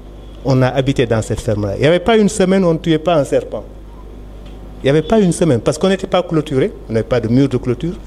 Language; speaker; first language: French; non-native, local second language; Wolof